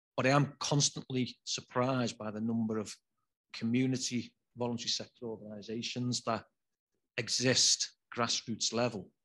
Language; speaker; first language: English; native; English